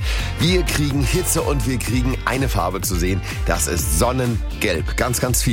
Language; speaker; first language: German; native; German